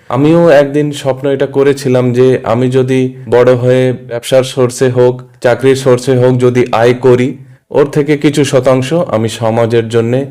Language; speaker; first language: Bangla; early bilingual, heritage; Bangla